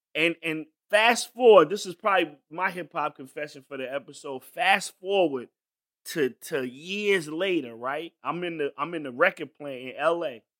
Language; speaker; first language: English; native; English